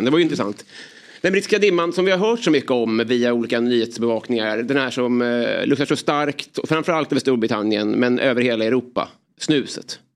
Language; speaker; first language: Swedish; native; Swedish